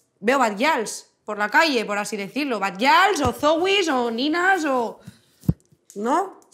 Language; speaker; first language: Spanish; non-native, local second language; Catalan